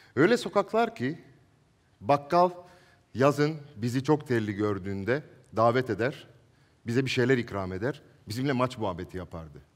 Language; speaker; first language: Turkish; non-native, local second language; Italian